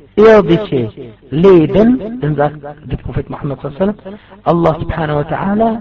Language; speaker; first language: German; non-native, fluent; Arabic